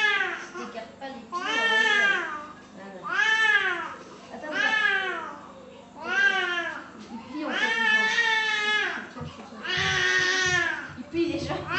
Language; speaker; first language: French; native; French